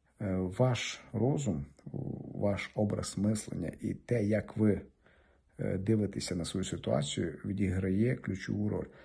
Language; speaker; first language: Ukrainian; native; Ukrainian